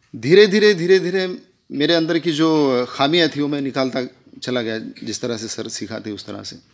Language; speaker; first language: Hindi; non-native, local second language; Marathi